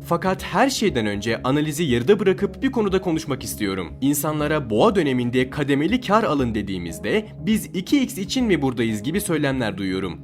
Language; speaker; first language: Turkish; native; Turkish